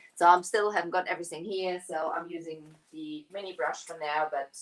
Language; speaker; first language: English; non-native, fluent; German